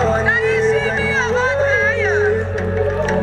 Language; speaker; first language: French; non-native, local second language; Rundi